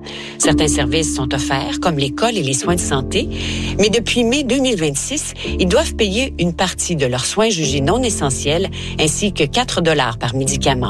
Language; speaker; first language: French; native; French